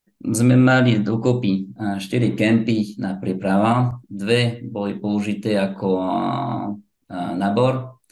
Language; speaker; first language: Slovak; non-native, learner; French